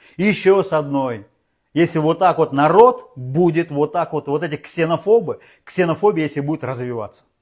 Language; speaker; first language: Russian; non-native, local second language; Uzbek